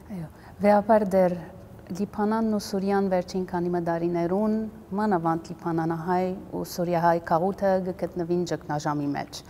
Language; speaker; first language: Armenian; early bilingual, heritage; Armenian